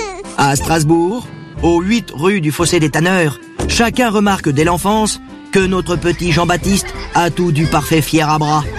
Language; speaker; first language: French; native; French